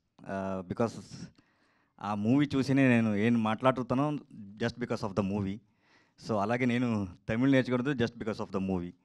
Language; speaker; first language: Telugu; non-native, learner; Kannada